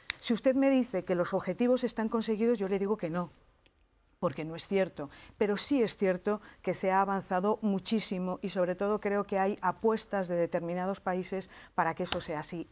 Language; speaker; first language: Spanish; native; Spanish